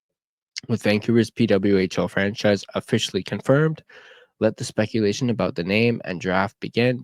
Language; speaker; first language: English; native; English